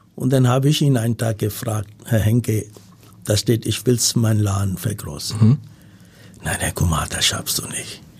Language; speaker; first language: German; non-native, learner; Punjabi